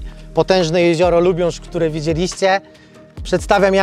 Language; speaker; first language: Polish; native; Polish